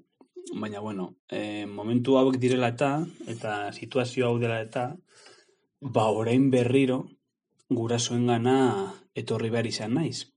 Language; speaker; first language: Basque; non-native, learner; Spanish